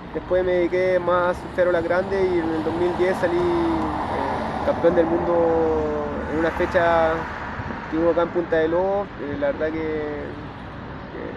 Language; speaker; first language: Spanish; native; Spanish